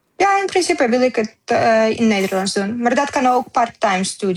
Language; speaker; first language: Dutch; non-native, learner; Ukrainian